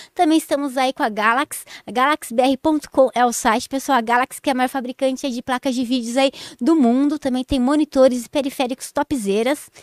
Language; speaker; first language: Portuguese; native; Portuguese